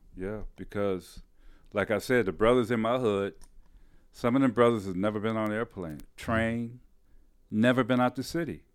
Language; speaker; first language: English; native; English